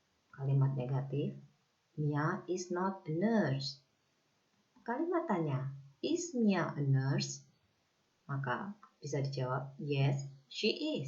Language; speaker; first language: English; non-native, fluent; Indonesian